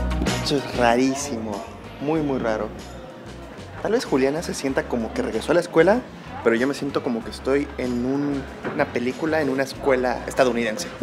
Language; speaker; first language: Spanish; native; Spanish